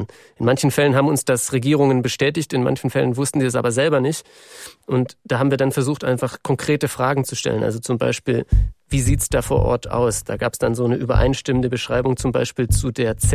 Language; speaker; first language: German; native; German